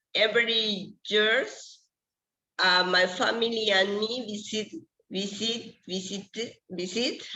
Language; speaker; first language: English; non-native, learner; Spanish